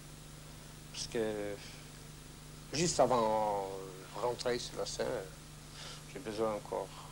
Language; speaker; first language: French; non-native, fluent; Hungarian